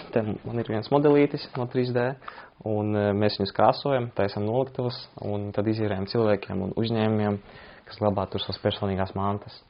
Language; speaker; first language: Latvian; non-native, local second language; Russian